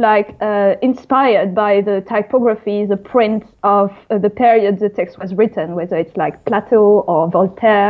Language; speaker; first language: English; non-native, fluent; French